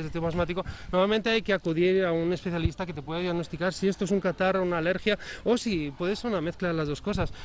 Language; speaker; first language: Spanish; native; Spanish